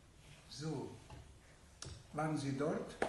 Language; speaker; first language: German; non-native, fluent; Hungarian